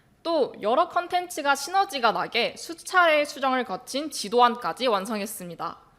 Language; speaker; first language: Korean; native; Korean